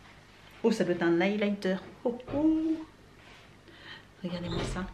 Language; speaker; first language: French; native; French